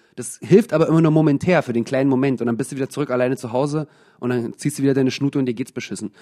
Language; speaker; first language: German; native; German